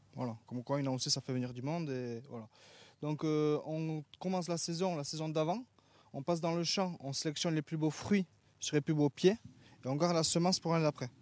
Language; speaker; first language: French; native; French